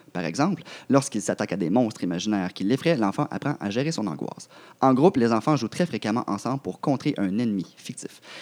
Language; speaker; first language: French; native; French